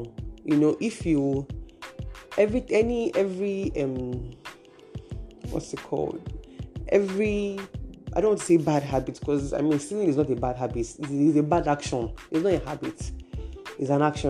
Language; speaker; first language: English; non-native, local second language; Yoruba